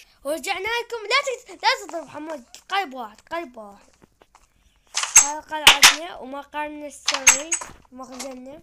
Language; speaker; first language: Arabic; early bilingual, heritage; Arabic